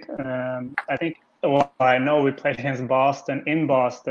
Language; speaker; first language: English; non-native, fluent; Swedish